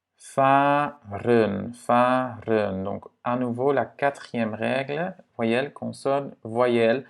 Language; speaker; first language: French; non-native, fluent; Dutch